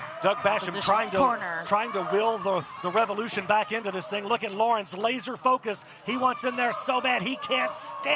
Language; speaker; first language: English; native; English